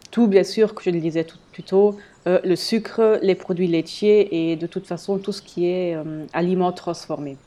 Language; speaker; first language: French; non-native, fluent; German